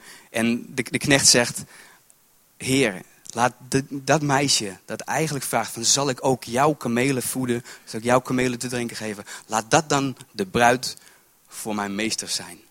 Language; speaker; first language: Dutch; native; Dutch